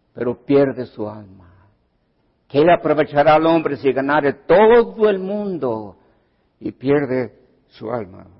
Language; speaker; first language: Spanish; early bilingual, heritage; Spanish